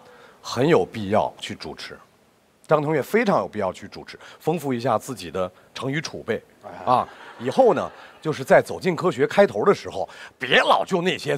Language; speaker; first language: Chinese; native; Chinese